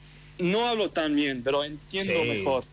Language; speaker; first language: Spanish; early bilingual, heritage; English